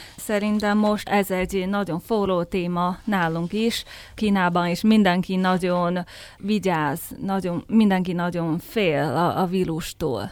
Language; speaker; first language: Hungarian; non-native, fluent; Chinese